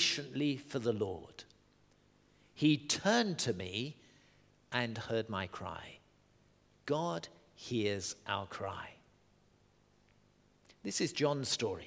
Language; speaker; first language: English; native; English